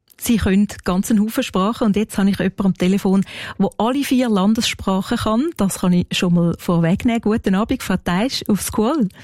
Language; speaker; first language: German; native; German